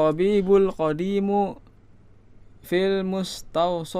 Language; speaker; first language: Arabic; non-native, learner; Indonesian